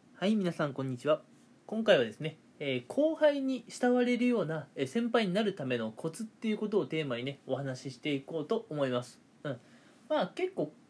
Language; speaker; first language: Japanese; native; Japanese